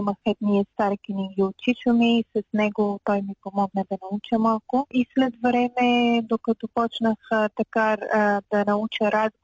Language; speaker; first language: Bulgarian; non-native, fluent; Persian